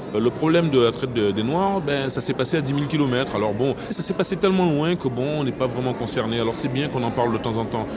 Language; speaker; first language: French; native; French